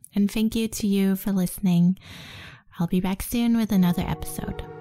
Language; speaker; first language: English; non-native, fluent; Danish